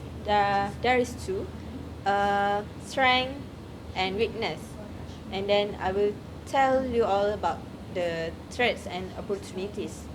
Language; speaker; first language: English; non-native, learner; Malay